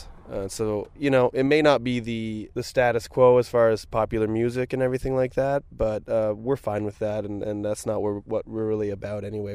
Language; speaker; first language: English; native; English